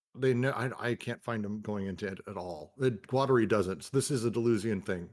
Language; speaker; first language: English; native; English